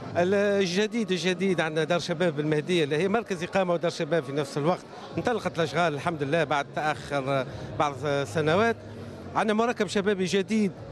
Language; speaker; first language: Arabic; native; Arabic